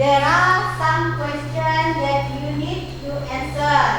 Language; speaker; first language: English; non-native, learner; Indonesian